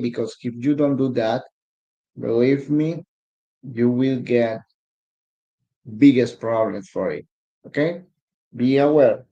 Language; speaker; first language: English; non-native, learner; Spanish